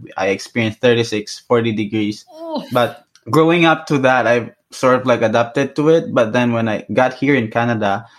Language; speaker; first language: English; non-native, local second language; Hiligaynon